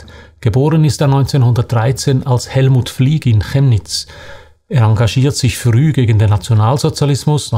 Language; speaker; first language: German; native; German